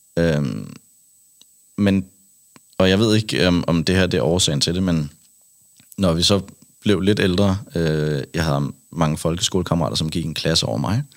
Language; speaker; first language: Danish; native; Danish